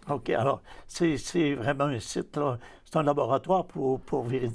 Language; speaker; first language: French; native; French